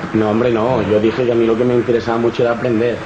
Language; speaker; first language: Spanish; native; Spanish